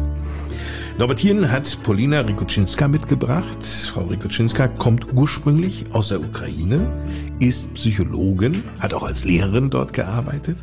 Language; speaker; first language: German; native; German